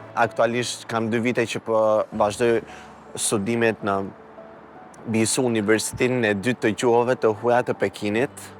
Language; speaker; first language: Albanian; native; Albanian